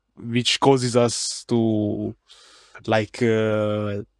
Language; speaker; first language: English; non-native, fluent; Hungarian